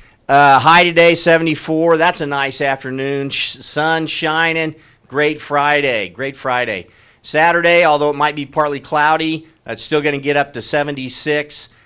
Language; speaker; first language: English; native; English